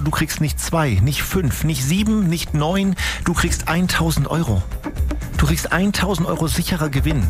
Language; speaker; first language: German; native; German